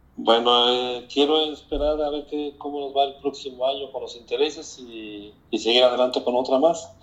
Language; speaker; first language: Spanish; native; Spanish